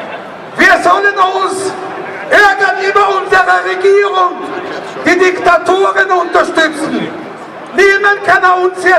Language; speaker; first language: German; non-native, learner; Arabic